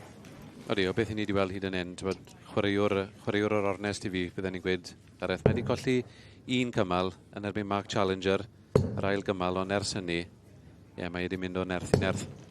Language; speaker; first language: Welsh; native; Welsh